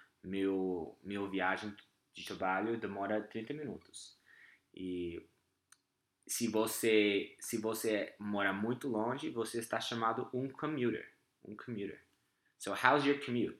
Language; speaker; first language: Portuguese; non-native, fluent; English